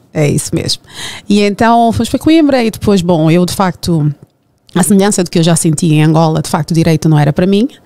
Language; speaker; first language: Portuguese; native; Portuguese